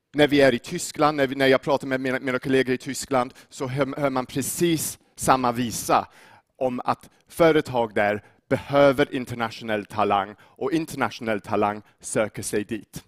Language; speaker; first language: Swedish; non-native, fluent; English